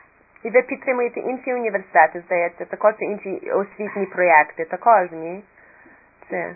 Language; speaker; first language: Ukrainian; early bilingual, heritage; Ukrainian